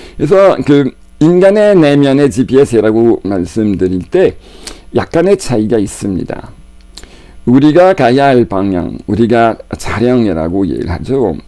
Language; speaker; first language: Korean; non-native, fluent; French